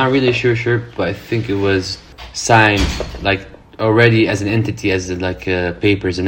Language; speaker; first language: English; non-native, fluent; Arabic